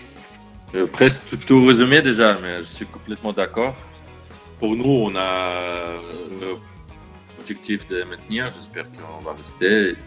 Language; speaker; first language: French; non-native, learner; Russian